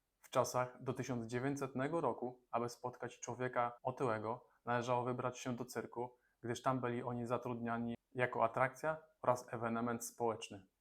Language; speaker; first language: Polish; native; Polish